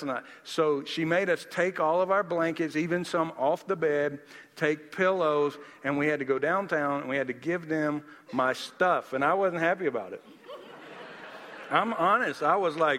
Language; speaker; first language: English; native; English